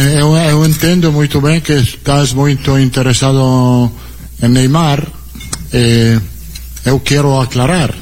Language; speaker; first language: Portuguese; non-native, learner; Italian